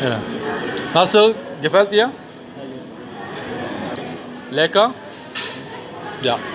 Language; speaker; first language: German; early bilingual, other home language; Turkish